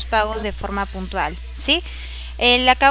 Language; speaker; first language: Spanish; native; Spanish